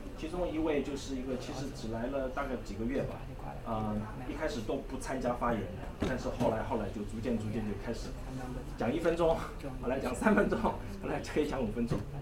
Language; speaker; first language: Chinese; native; Chinese